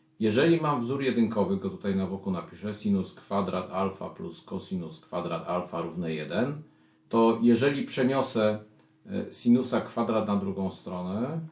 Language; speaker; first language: Polish; native; Polish